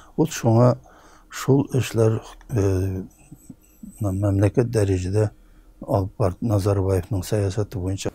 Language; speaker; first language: Tatar; early bilingual, heritage; Tatar